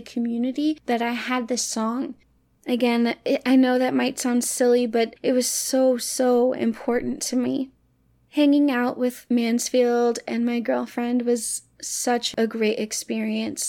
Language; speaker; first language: English; native; English